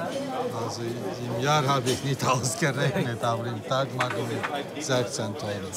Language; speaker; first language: German; non-native, learner; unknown